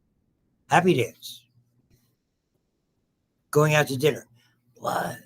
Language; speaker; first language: English; native; English